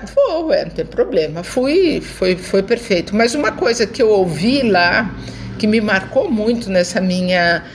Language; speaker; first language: Portuguese; native; Portuguese